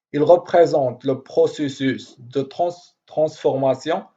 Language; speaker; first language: French; non-native, local second language; Arabic